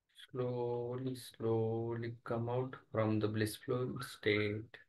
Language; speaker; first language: English; non-native, local second language; Marathi